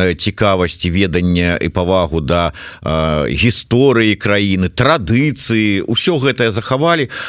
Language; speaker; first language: Belarusian; non-native, local second language; Russian